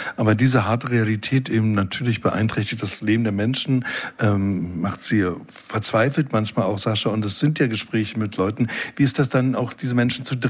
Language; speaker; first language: German; native; German